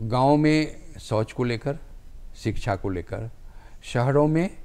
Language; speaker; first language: Hindi; native; Hindi